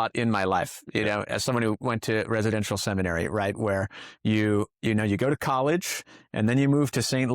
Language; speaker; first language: English; native; English